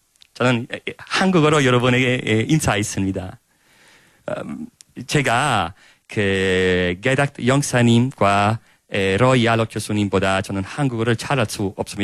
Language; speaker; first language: Korean; non-native, fluent; Italian